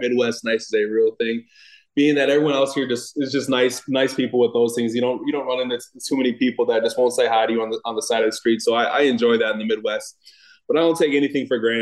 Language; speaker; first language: English; native; English